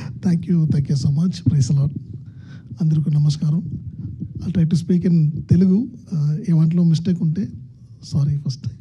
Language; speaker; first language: Telugu; non-native, learner; Tamil